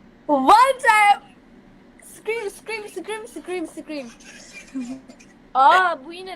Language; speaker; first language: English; non-native, learner; Turkish